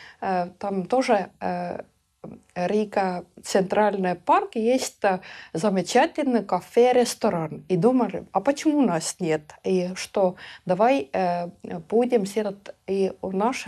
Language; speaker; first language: Russian; non-native, local second language; Estonian